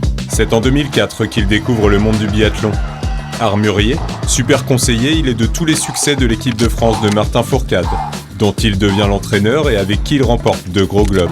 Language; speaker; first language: French; native; French